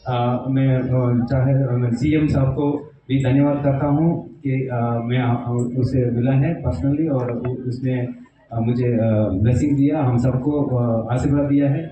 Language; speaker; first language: Hindi; non-native, local second language; Telugu